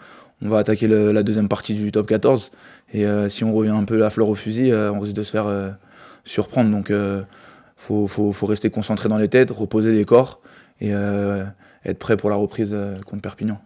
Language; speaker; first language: French; native; French